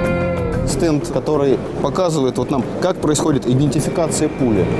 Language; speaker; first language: Russian; native; Russian